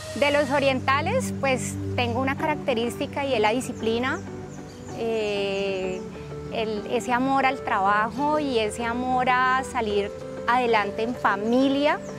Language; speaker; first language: Spanish; early bilingual, other home language; Chinese